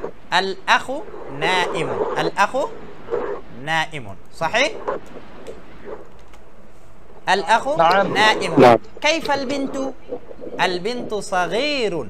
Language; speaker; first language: Arabic; non-native, fluent; Bangla